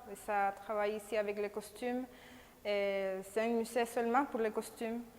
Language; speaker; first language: French; non-native, fluent; Spanish